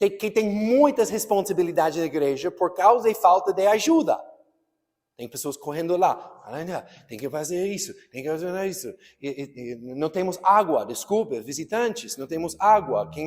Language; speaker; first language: Portuguese; non-native, fluent; English